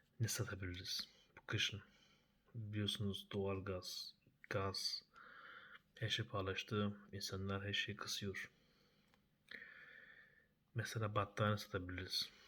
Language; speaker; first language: Turkish; early bilingual, heritage; Turkish